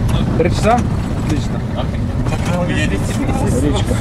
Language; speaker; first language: Russian; native; Russian